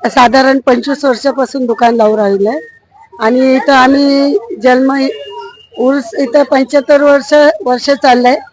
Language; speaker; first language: Marathi; non-native, local second language; Urdu